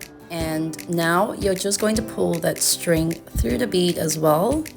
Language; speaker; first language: English; native; English